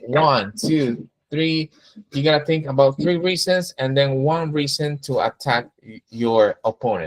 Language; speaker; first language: English; non-native, fluent; Spanish